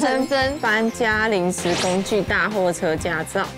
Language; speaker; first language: Chinese; native; Chinese